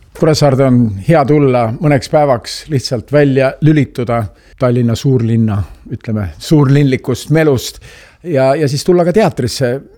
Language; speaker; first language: Estonian; native; Estonian